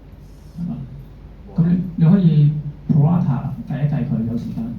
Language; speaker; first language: Cantonese; native; Cantonese